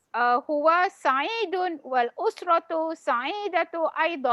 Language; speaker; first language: Arabic; non-native, learner; Malay